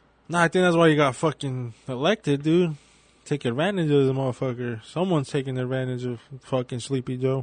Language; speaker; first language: English; early bilingual, other home language; Spanish